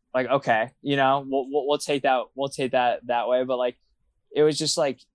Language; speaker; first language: English; native; English